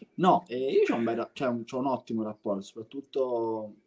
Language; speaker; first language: Italian; native; Italian